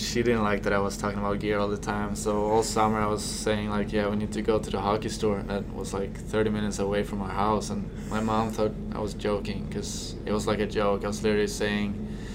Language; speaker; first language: English; non-native, fluent; Swedish